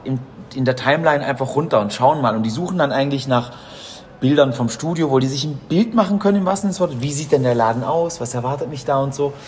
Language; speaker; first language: German; native; German